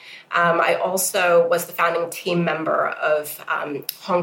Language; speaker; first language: English; non-native, local second language; Cantonese